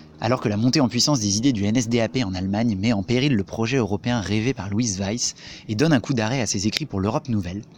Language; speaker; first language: French; native; French